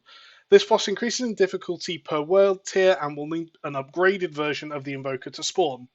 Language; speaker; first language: English; native; English